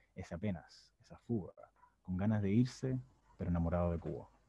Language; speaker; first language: Spanish; native; Spanish